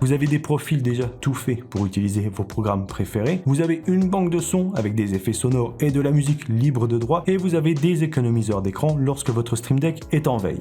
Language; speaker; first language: French; native; French